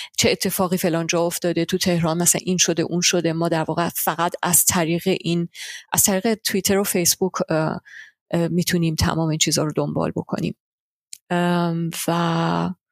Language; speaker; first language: Persian; early bilingual, heritage; Persian